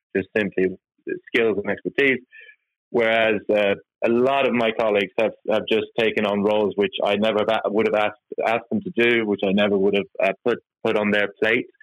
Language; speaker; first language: English; non-native, fluent; Norwegian